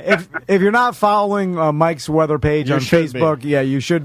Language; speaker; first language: English; native; English